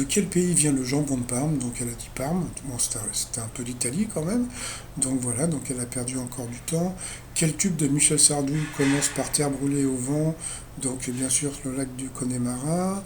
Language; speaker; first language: French; native; French